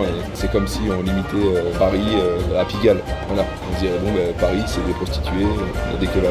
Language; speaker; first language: French; native; French